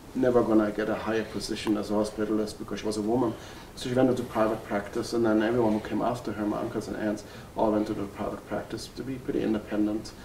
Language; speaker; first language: English; non-native, fluent; German